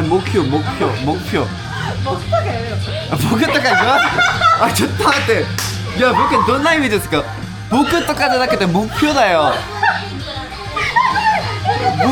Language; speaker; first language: Japanese; non-native, learner; Korean